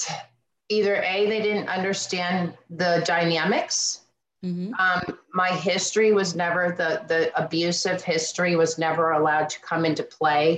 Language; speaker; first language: English; native; English